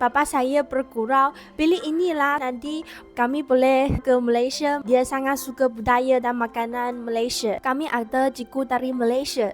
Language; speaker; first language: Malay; non-native, fluent; Chinese